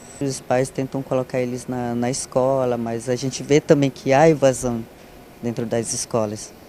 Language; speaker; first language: Portuguese; non-native, local second language; Ticuna